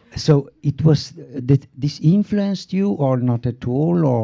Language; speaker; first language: English; non-native, fluent; Slovenian